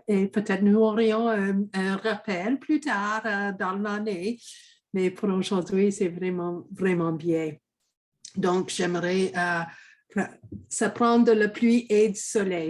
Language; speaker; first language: French; non-native, fluent; English